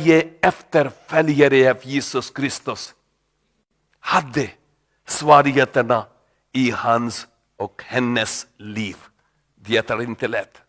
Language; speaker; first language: Swedish; non-native, learner; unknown